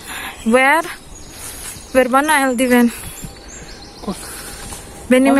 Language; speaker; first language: Turkish; non-native, learner; Indonesian